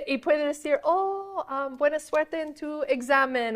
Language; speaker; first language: Spanish; non-native, fluent; English